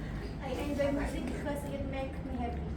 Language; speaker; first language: English; non-native, learner; Indonesian